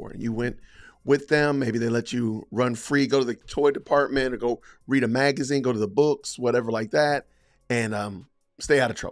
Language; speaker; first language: English; native; English